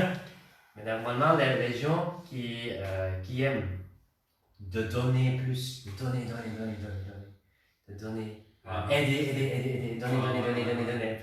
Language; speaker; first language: French; non-native, learner; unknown